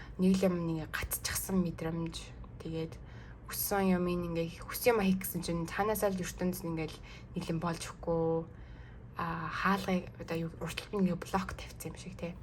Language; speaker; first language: Mongolian; early bilingual, heritage; Mongolian